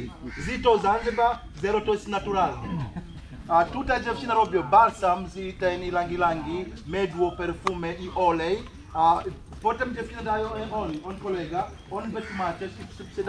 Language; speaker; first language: Polish; non-native, learner; Swahili